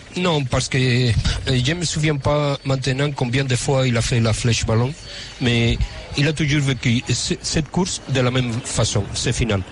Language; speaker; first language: French; non-native, fluent; Spanish